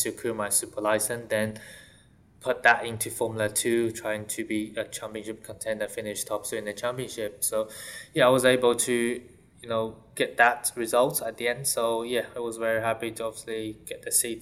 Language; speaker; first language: English; non-native, fluent; Chinese